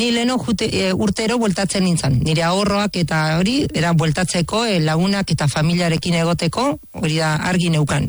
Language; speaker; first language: Basque; non-native, fluent; Spanish